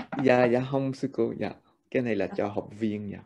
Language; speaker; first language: Vietnamese; early bilingual, heritage; Vietnamese